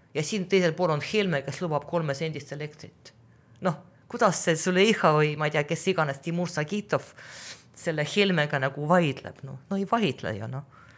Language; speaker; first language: Estonian; non-native, local second language; Russian